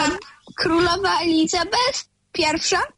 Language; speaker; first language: Polish; early bilingual, heritage; Polish